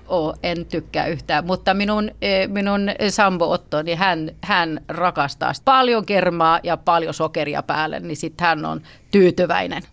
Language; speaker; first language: Finnish; early bilingual, heritage; Swedish